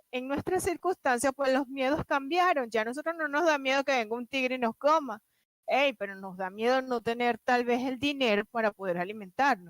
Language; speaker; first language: Spanish; native; Spanish